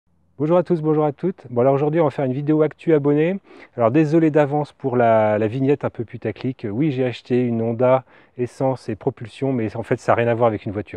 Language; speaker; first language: French; native; French